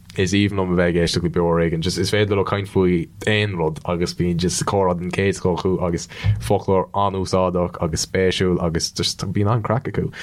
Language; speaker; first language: Irish; non-native, local second language; English